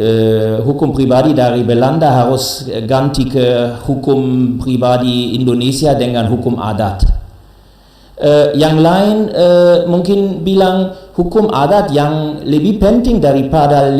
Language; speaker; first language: Indonesian; non-native, learner; German